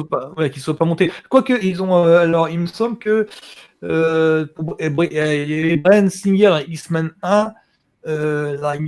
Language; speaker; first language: French; native; French